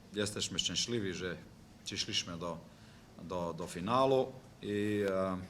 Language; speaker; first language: Polish; non-native, learner; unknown